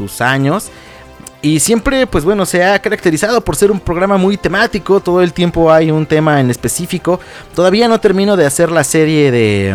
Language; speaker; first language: Spanish; native; Spanish